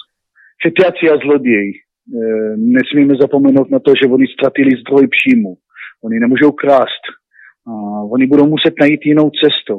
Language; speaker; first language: Czech; non-native, learner; Hebrew